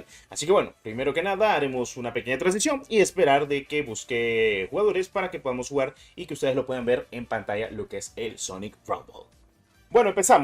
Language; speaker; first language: Spanish; native; Spanish